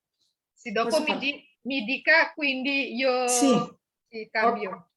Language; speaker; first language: Italian; non-native, learner; Indonesian